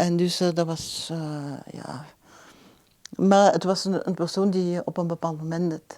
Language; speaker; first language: Dutch; non-native, local second language; French